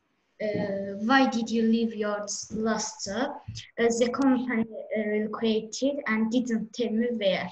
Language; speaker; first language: English; non-native, learner; Azerbaijani